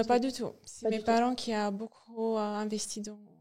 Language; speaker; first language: French; non-native, learner; Romanian